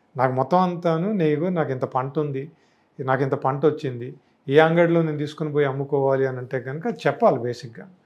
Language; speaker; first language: Telugu; native; Telugu